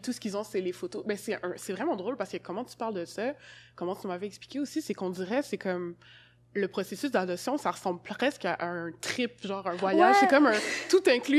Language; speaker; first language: French; native; French